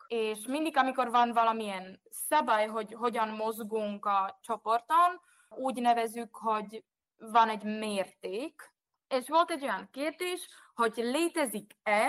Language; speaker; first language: Hungarian; non-native, fluent; Czech